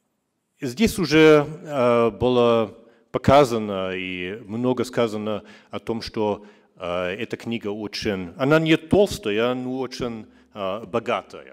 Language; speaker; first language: Russian; non-native, fluent; German